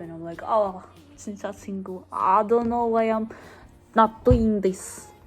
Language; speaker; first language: English; non-native, learner; Kazakh